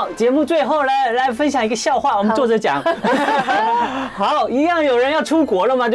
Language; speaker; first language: Chinese; native; Chinese